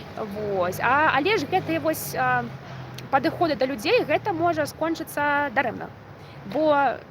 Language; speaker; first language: Belarusian; non-native, local second language; Russian